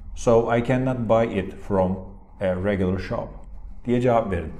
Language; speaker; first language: English; non-native, fluent; Turkish